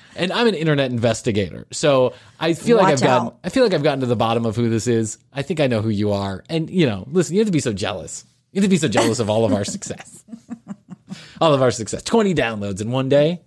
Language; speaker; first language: English; native; English